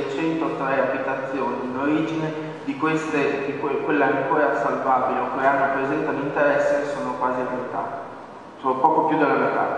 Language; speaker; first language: Italian; native; Italian